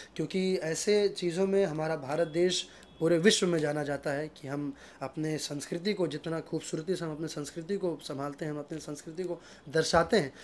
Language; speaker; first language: Hindi; native; Hindi